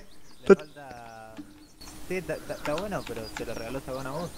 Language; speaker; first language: Spanish; native; Spanish